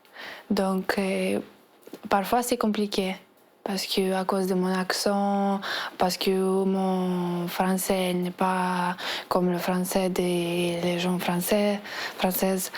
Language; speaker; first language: French; non-native, fluent; Ukrainian